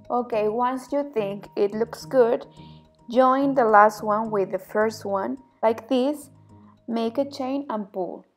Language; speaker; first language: English; non-native, fluent; Spanish